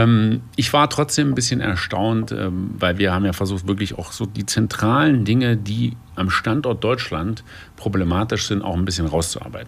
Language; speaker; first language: German; native; German